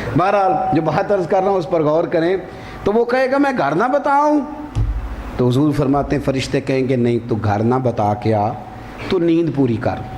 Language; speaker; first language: Urdu; non-native, local second language; Punjabi